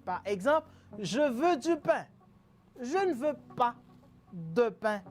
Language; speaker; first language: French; non-native, fluent; Spanish